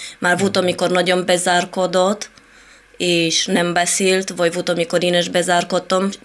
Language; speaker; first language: Hungarian; non-native, fluent; Romanian